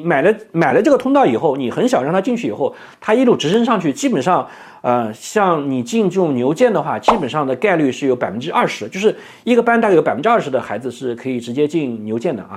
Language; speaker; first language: Chinese; native; Chinese